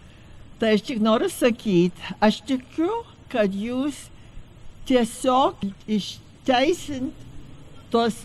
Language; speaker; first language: Lithuanian; early bilingual, heritage; Lithuanian